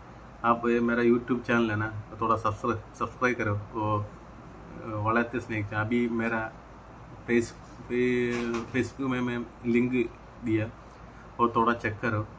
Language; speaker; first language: Hindi; non-native, local second language; Malayalam